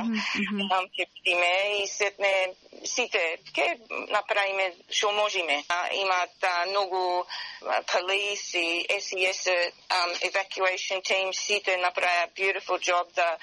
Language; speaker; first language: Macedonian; early bilingual, heritage; Macedonian